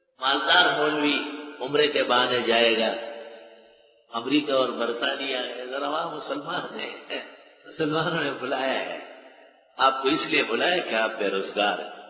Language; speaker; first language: Urdu; non-native, local second language; Pashto